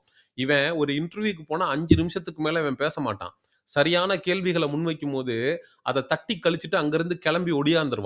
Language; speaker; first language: Tamil; native; Tamil